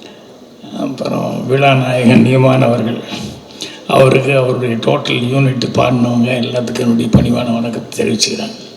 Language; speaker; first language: Tamil; native; Tamil